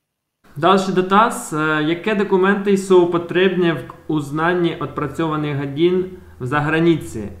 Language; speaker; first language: Czech; non-native, learner; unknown